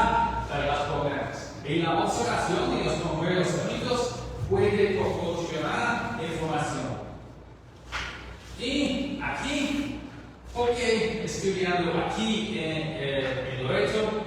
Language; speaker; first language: Spanish; non-native, learner; English